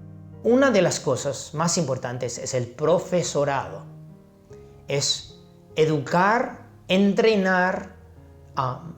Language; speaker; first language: Spanish; non-native, fluent; Chinese